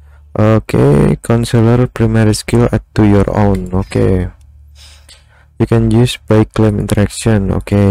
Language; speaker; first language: English; non-native, learner; Indonesian